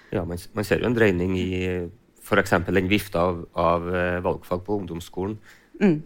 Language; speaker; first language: Norwegian; native; Norwegian